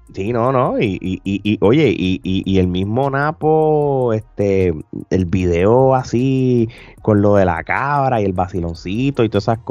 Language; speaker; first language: Spanish; native; Spanish